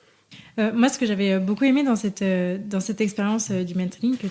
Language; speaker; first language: French; native; French